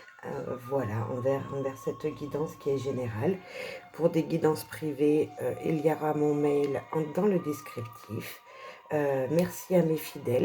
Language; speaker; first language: French; native; French